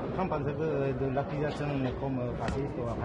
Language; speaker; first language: French; non-native, learner; Japanese